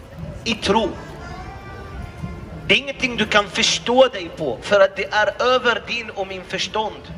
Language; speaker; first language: Swedish; non-native, fluent; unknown